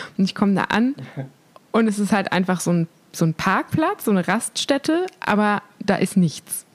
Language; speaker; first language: German; native; German